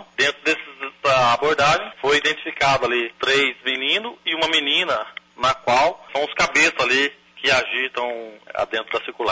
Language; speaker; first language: Portuguese; native; Portuguese